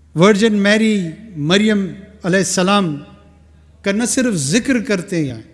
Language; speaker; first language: Urdu; non-native, local second language; Pashto